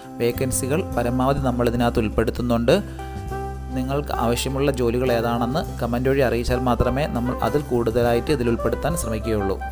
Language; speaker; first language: Malayalam; native; Malayalam